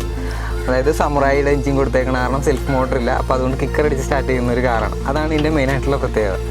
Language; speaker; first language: Malayalam; native; Malayalam